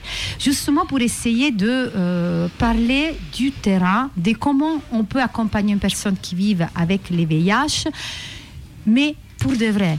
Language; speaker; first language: French; native; French